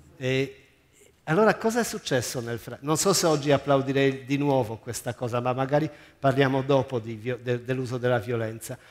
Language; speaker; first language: Italian; non-native, fluent; Polish